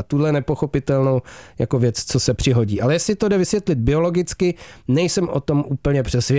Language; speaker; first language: Czech; native; Czech